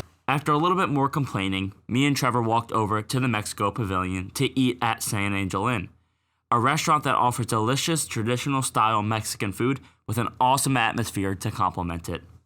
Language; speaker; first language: English; native; English